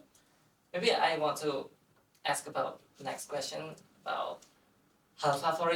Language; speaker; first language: English; non-native, fluent; Indonesian